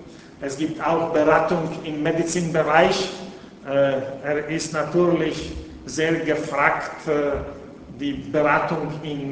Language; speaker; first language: German; non-native, fluent; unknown